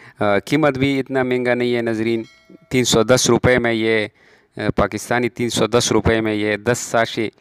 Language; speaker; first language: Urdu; non-native, local second language; Pashto